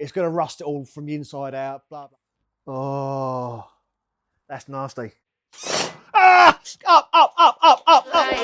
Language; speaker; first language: English; native; English